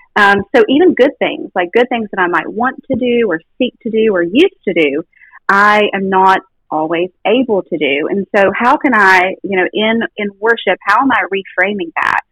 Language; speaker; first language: English; native; English